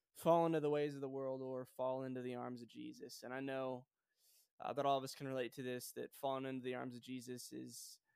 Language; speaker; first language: English; native; English